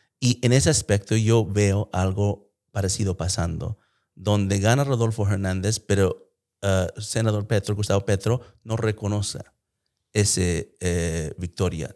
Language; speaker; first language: Spanish; early bilingual, heritage; Spanish